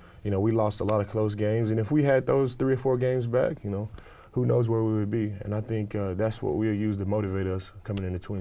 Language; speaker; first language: English; native; English